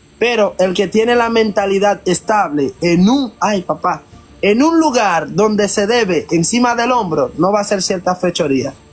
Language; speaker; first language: Spanish; non-native, fluent; Haitian Creole